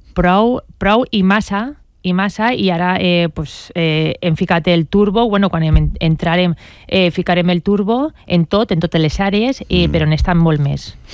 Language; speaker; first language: Catalan; native; Catalan